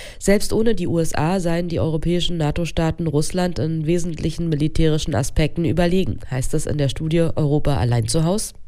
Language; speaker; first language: German; native; German